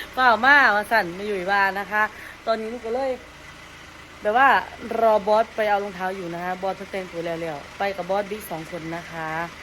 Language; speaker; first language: Thai; native; Thai